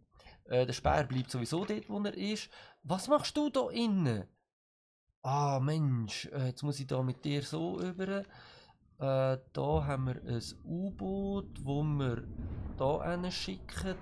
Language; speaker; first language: German; native; German